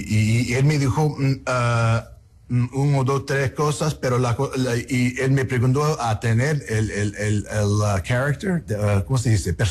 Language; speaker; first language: Spanish; non-native, learner; English